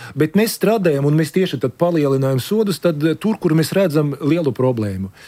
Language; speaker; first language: Latvian; non-native, local second language; Russian